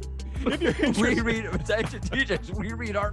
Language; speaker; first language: English; native; English